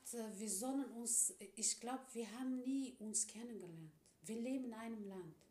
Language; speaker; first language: German; non-native, fluent; Turkish